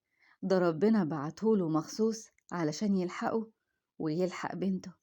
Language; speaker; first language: Arabic; native; Arabic